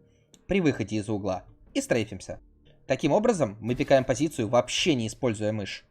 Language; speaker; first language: Russian; native; Russian